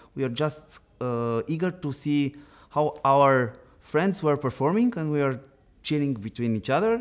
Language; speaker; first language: English; non-native, fluent; Romanian